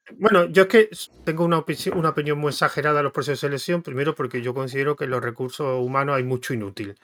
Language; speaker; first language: Spanish; native; Spanish